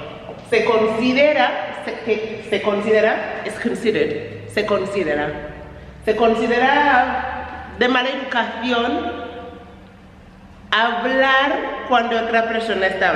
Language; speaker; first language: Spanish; non-native, fluent; English